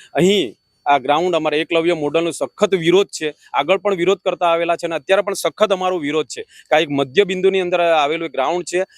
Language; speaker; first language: Gujarati; non-native, local second language; Gamit